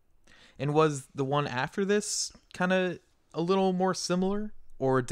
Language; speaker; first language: English; native; English